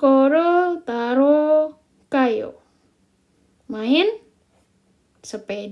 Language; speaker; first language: Korean; non-native, fluent; Indonesian